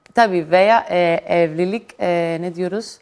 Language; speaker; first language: Turkish; non-native, fluent; Greek